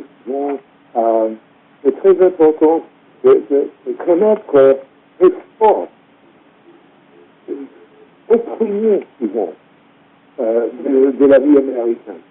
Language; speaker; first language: French; non-native, fluent; English